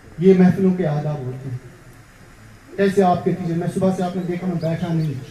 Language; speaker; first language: Hindi; non-native, local second language; Kashmiri